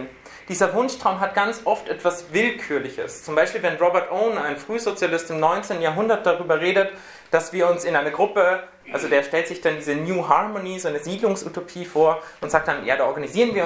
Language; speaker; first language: German; native; German